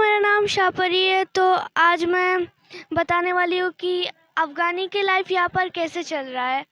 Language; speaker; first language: Hindi; non-native, learner; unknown